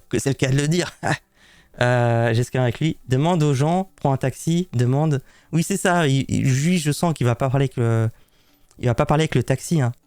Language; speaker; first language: French; native; French